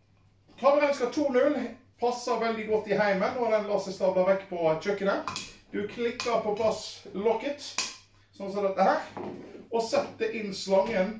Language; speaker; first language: Norwegian; native; Norwegian